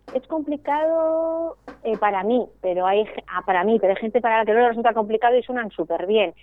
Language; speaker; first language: Spanish; native; Spanish